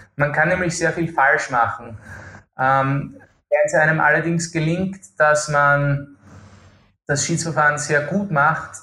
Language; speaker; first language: German; native; German